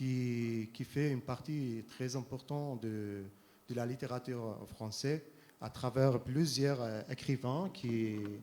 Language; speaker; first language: French; non-native, fluent; Arabic